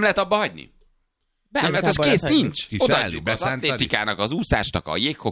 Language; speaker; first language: Hungarian; native; Hungarian